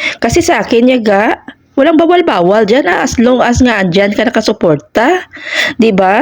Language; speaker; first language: Filipino; non-native, local second language; Hiligaynon